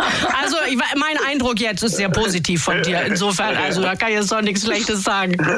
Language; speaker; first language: German; native; German